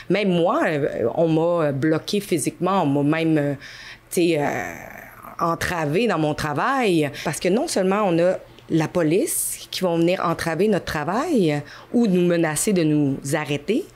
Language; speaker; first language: French; native; French